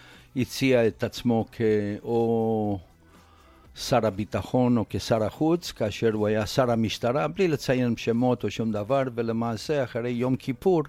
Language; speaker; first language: Hebrew; non-native, fluent; Romanian